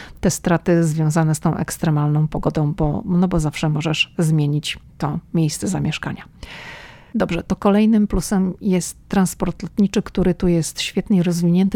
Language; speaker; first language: Polish; native; Polish